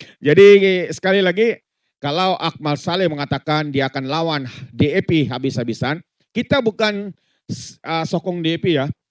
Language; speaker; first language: Malay; native; Malay